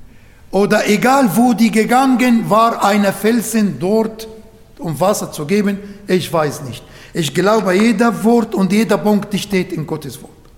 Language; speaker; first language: German; non-native, learner; Arabic